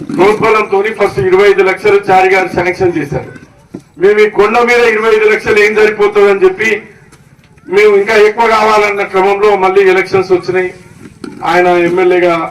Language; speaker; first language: Telugu; native; Telugu